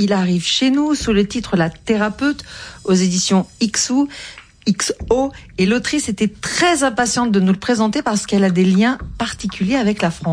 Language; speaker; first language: French; native; French